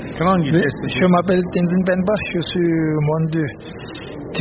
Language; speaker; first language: French; non-native, learner; Tibetan